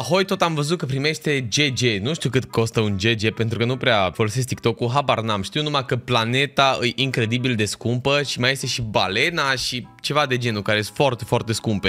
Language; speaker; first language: Romanian; native; Romanian